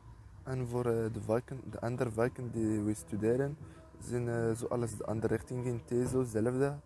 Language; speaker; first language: Dutch; non-native, learner; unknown